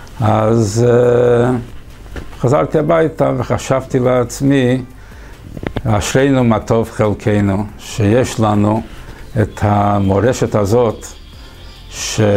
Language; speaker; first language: Hebrew; early bilingual, heritage; English